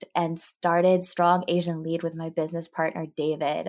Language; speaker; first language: English; early bilingual, other home language; Japanese